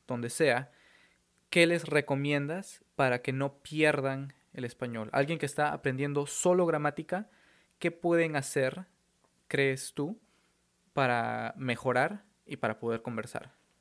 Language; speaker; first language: Spanish; native; Spanish